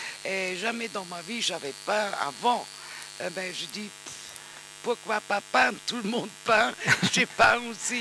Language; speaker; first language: French; non-native, learner; German